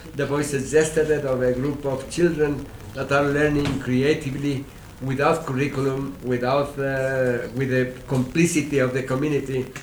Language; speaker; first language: English; non-native, fluent; Spanish